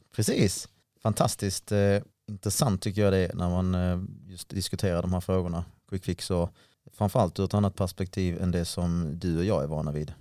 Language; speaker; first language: Swedish; native; Swedish